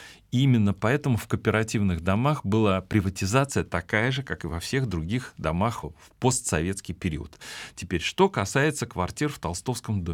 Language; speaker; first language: Russian; native; Russian